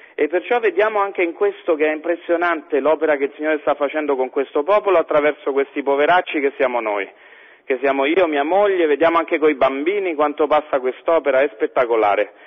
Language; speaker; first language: Italian; native; Italian